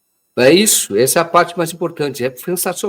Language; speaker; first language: Portuguese; native; Portuguese